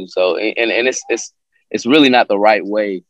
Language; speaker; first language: English; native; English